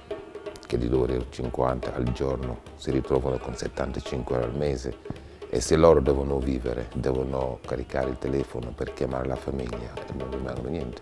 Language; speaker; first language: Italian; non-native, fluent; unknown